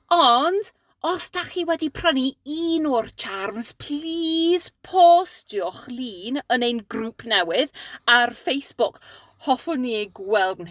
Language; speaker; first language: Welsh; non-native, learner; English